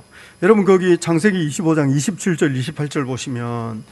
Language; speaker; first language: Korean; native; Korean